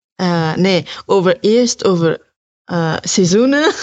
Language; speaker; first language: Dutch; non-native, learner; Filipino